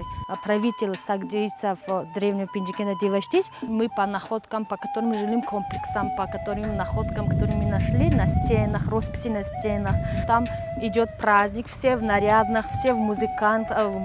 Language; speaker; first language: Russian; non-native, local second language; Tajik